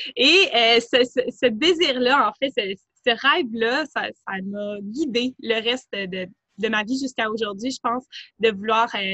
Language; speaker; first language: French; native; French